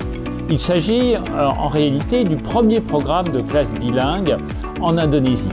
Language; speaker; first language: French; native; French